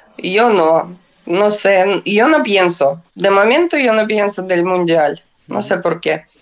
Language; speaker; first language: Spanish; non-native, learner; Russian